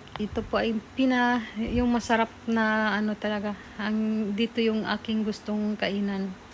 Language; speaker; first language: Filipino; non-native, local second language; Cebuano